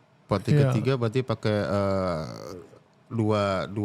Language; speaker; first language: Indonesian; native; Indonesian